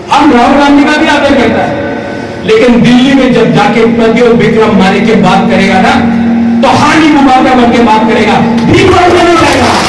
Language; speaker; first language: Hindi; non-native, local second language; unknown